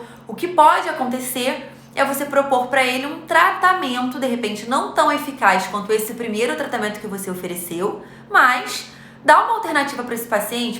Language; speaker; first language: Portuguese; native; Portuguese